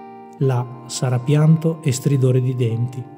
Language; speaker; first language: Italian; native; Italian